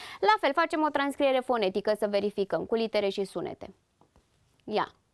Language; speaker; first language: Romanian; native; Romanian